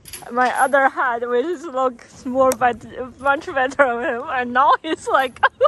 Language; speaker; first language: English; non-native, fluent; Chinese